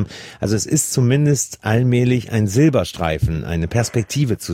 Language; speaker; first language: German; native; German